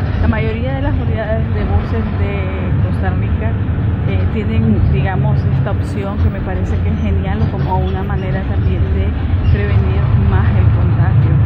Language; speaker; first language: Spanish; native; Spanish